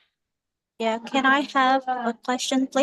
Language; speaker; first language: English; non-native, fluent; Indonesian